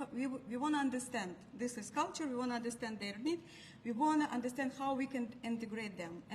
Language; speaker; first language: English; non-native, learner; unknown